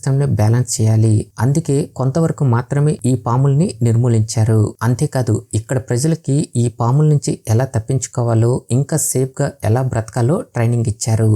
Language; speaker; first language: Telugu; native; Telugu